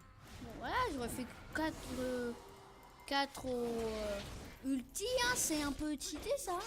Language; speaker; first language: French; native; French